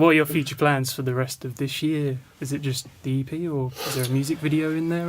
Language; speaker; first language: English; native; English